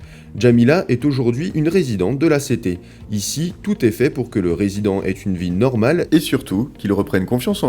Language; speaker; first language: French; native; French